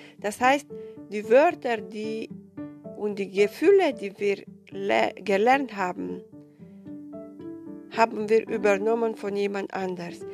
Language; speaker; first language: German; non-native, fluent; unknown